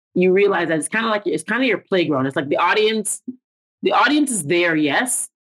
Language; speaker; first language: English; native; English